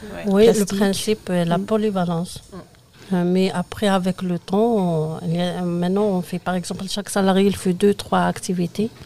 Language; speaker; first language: French; non-native, fluent; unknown